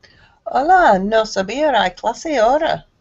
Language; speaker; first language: Spanish; non-native, learner; English